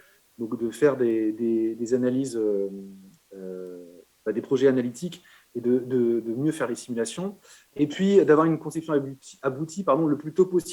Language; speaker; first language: French; native; French